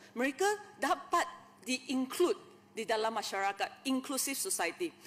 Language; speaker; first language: Malay; non-native, local second language; Chinese